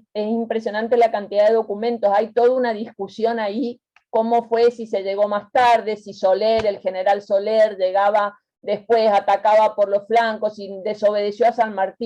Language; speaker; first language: Spanish; native; Spanish